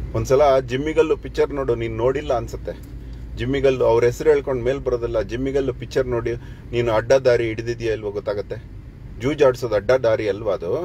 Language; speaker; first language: Kannada; native; Kannada